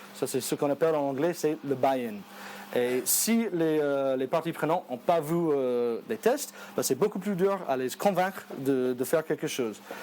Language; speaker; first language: French; non-native, fluent; English